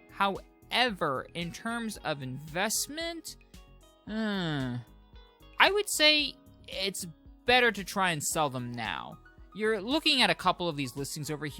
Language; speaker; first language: English; native; English